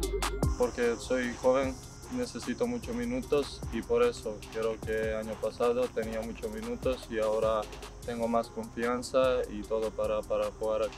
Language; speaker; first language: Spanish; non-native, learner; Serbian